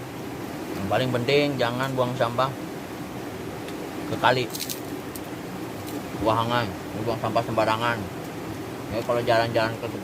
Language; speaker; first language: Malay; non-native, local second language; Sundanese